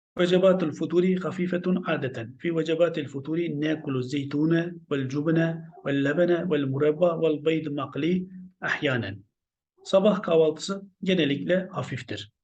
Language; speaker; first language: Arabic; non-native, fluent; Turkish